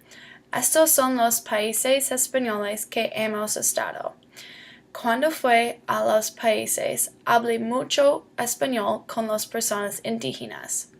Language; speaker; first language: Spanish; non-native, learner; English